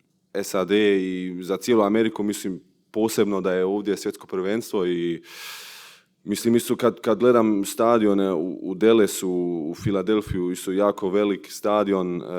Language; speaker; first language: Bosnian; early bilingual, heritage; Bosnian